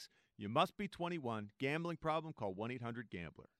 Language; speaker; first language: English; native; English